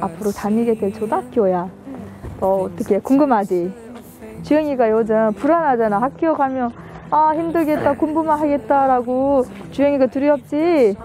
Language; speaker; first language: Korean; non-native, fluent; Uzbek